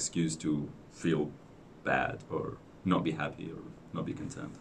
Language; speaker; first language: English; non-native, fluent; Persian